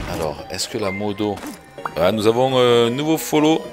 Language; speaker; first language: French; native; French